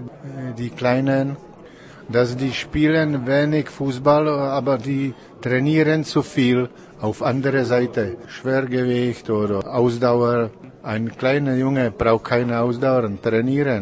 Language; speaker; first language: German; non-native, learner; Czech